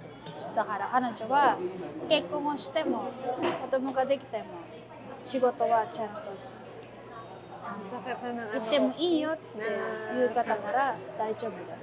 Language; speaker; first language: Japanese; non-native, fluent; Filipino